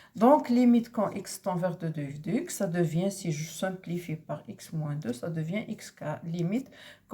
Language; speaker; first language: French; non-native, local second language; Arabic